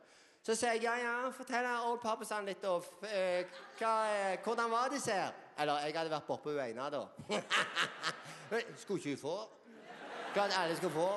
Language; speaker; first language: Norwegian; native; Norwegian